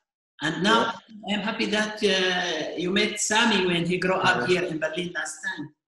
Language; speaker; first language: English; non-native, fluent; Arabic